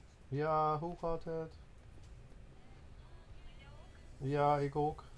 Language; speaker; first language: Dutch; non-native, learner; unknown